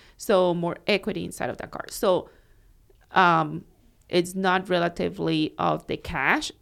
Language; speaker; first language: English; non-native, fluent; Spanish